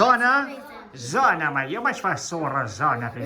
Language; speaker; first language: Albanian; native; Albanian